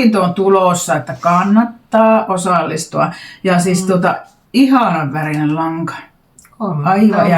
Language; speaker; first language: Finnish; native; Finnish